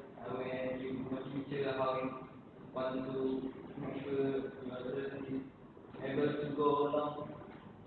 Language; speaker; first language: English; non-native, local second language; Malay